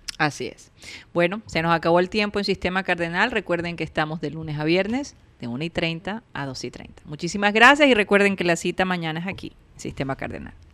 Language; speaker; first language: Spanish; native; Spanish